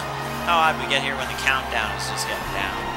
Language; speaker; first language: English; native; English